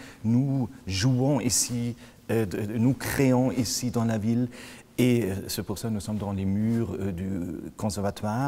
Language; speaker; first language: French; non-native, fluent; German